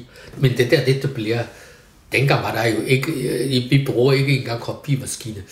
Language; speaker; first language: Danish; non-native, learner; Chinese